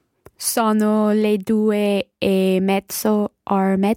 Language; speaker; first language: Italian; non-native, learner; English